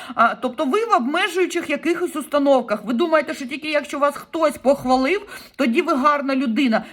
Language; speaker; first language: Ukrainian; non-native, local second language; Russian